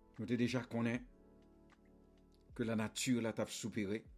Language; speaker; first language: French; non-native, local second language; Haitian Creole